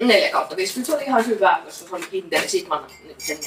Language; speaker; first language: Finnish; native; Finnish